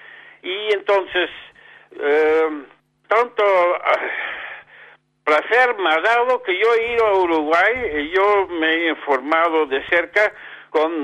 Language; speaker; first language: Spanish; non-native, fluent; Dutch